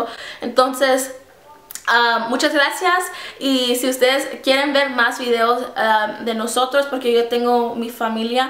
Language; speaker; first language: Spanish; early bilingual, heritage; Spanish